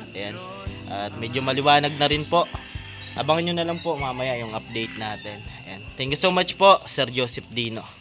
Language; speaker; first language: Filipino; non-native, local second language; Bikol